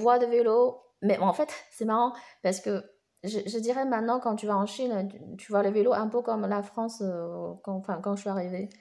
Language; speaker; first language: French; non-native, fluent; Chinese